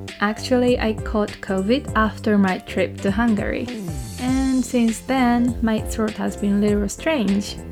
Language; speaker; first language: English; non-native, fluent; Japanese